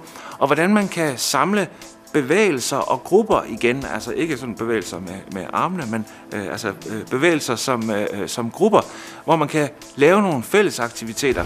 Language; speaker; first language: Danish; native; Danish